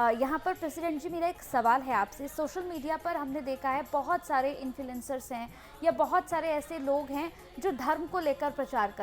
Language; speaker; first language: Hindi; native; Hindi